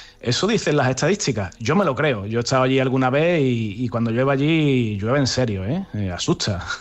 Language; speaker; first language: Spanish; native; Spanish